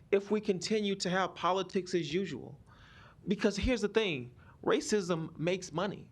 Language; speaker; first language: English; native; English